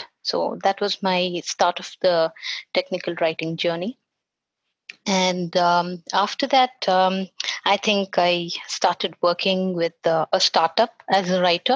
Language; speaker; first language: English; non-native, local second language; Kannada